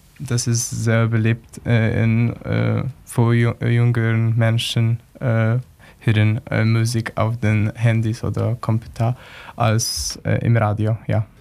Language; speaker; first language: German; non-native, learner; Polish